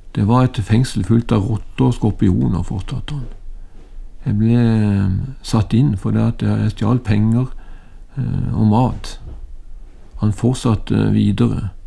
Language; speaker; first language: Norwegian; native; Norwegian